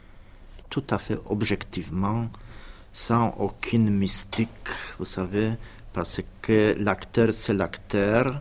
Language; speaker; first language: French; non-native, fluent; Polish